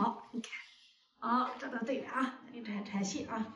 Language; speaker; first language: Chinese; native; Chinese